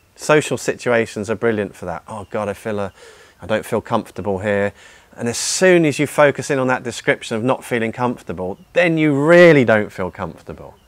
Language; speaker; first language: English; native; English